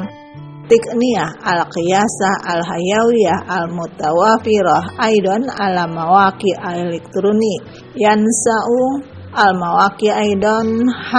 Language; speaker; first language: Arabic; non-native, learner; Indonesian